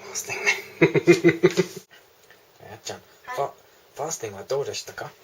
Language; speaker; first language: Japanese; non-native, learner; English